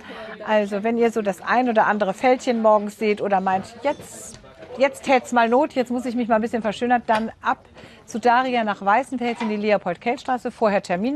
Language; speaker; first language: German; native; German